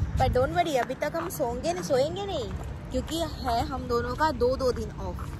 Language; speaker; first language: Hindi; native; Hindi